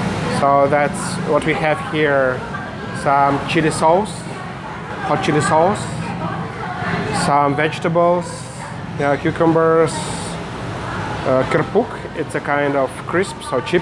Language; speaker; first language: English; non-native, fluent; Russian